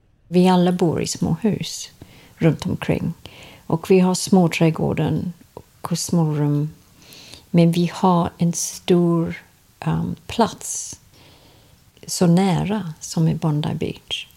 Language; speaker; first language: Swedish; non-native, fluent; English